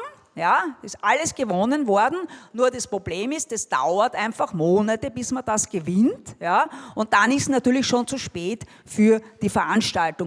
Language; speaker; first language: German; native; German